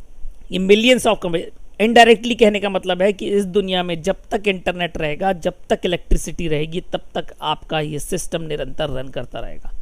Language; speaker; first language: Hindi; native; Hindi